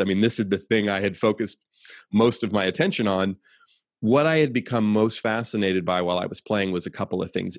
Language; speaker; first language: English; native; English